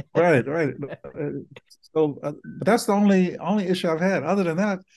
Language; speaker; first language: English; native; English